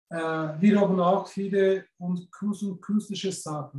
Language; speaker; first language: German; non-native, learner; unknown